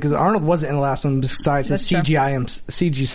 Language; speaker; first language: English; native; English